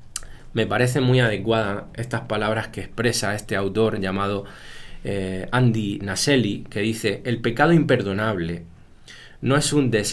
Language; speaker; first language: Spanish; native; Spanish